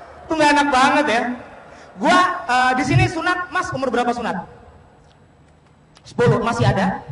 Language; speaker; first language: Indonesian; native; Indonesian